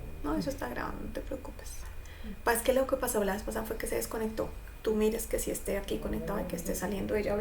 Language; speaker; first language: Spanish; native; Spanish